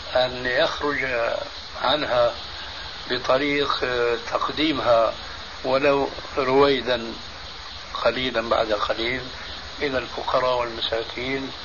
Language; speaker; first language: Arabic; early bilingual, other home language; Albanian